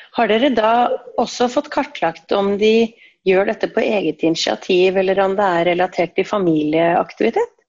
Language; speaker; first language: Norwegian; native; Norwegian